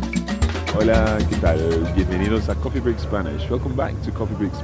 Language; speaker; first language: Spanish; non-native, fluent; English